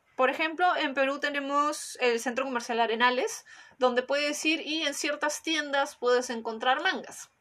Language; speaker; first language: Spanish; native; Spanish